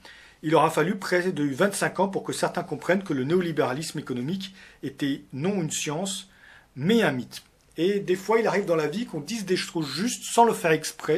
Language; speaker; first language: French; native; French